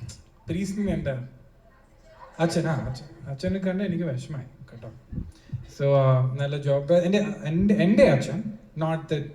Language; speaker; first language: Malayalam; non-native, learner; English